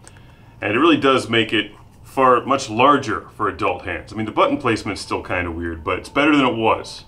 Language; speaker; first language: English; native; English